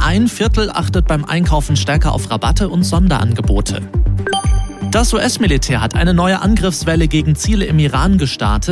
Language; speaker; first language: German; native; German